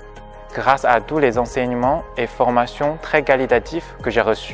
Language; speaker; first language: French; non-native, fluent; Chinese